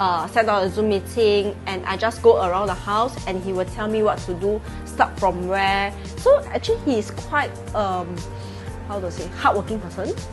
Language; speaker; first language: English; non-native, local second language; Chinese